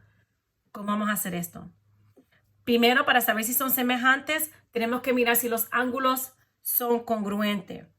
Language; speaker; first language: Spanish; early bilingual, heritage; Spanish